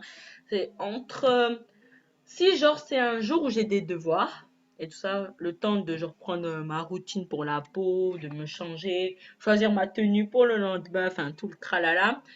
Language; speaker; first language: French; native; French